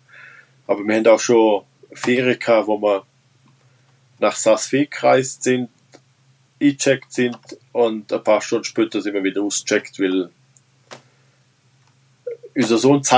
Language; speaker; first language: German; non-native, local second language; Romansh